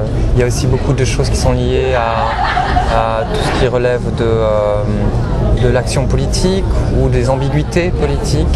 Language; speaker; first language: French; native; French